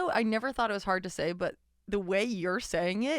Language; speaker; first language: English; native; English